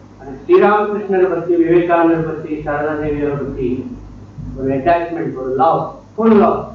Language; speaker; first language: Tamil; non-native, learner; Kannada